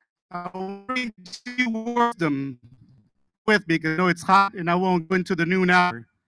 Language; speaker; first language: English; early bilingual, other home language; Spanish